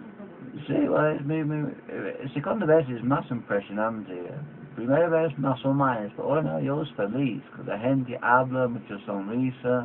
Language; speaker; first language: Spanish; non-native, learner; English